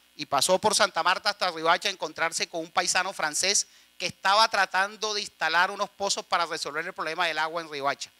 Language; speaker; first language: Spanish; native; Spanish